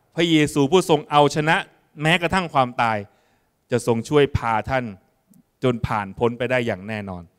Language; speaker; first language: Thai; native; Thai